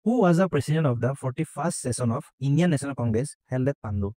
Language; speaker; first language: English; non-native, local second language; Assamese